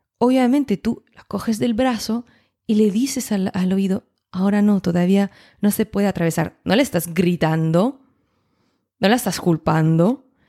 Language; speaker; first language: Spanish; non-native, fluent; French